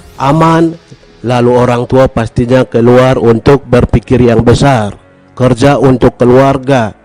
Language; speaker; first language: Indonesian; non-native, local second language; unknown